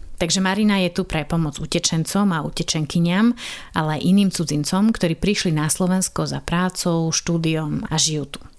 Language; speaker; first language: Slovak; native; Slovak